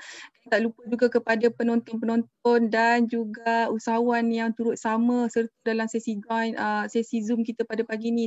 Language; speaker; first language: Malay; native; Malay